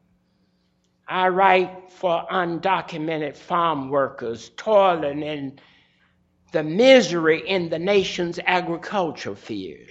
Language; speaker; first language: English; native; English